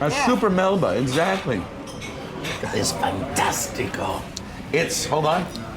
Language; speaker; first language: English; native; English